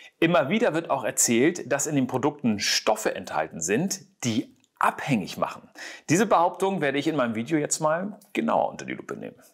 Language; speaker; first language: German; native; German